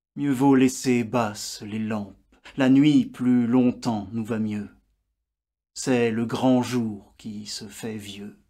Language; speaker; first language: French; native; French